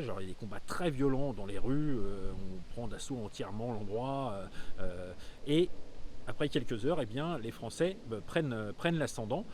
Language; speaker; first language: French; native; French